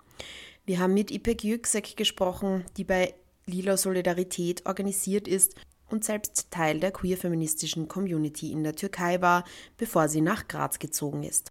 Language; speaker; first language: German; native; German